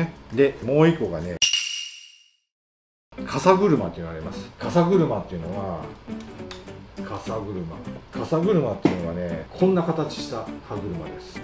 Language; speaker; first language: Japanese; native; Japanese